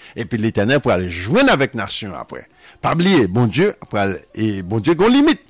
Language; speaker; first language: French; non-native, local second language; Haitian Creole